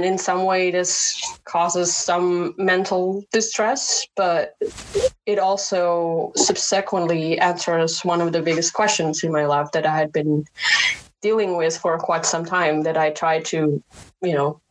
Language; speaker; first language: English; non-native, fluent; Indonesian